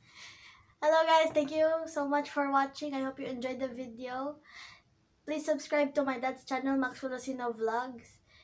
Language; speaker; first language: English; non-native, local second language; Cebuano